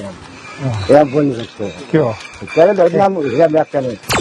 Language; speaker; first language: Hindi; non-native, local second language; Kannada